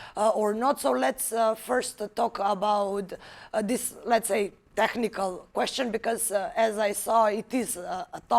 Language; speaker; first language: English; non-native, fluent; Macedonian